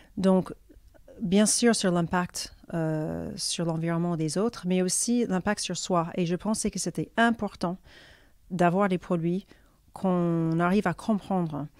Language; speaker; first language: French; non-native, fluent; English